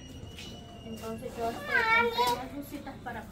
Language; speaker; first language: Spanish; native; Spanish